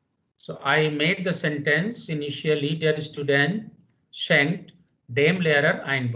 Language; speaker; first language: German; non-native, fluent; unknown